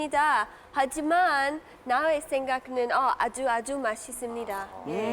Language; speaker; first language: Korean; non-native, learner; English